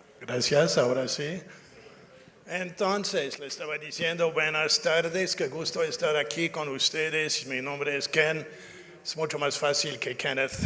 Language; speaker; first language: Spanish; non-native, fluent; English